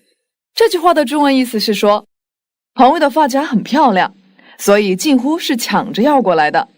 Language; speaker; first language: Chinese; non-native, fluent; Korean